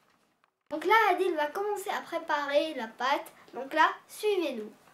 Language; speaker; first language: French; non-native, local second language; Arabic